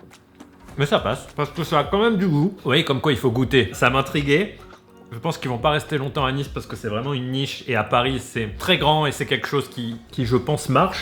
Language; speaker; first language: French; native; French